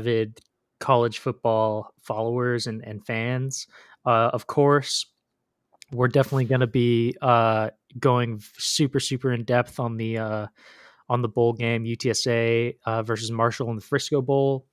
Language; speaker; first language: English; native; English